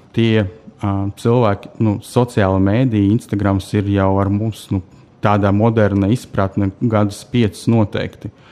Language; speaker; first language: Latvian; non-native, local second language; Russian